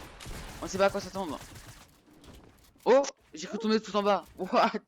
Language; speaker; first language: French; native; French